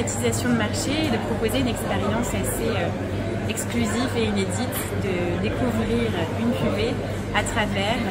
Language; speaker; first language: French; native; French